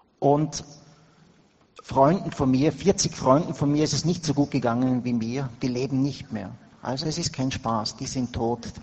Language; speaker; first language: German; native; German